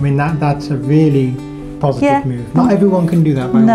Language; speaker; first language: English; native; English